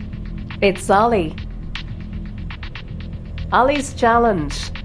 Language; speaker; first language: English; native; English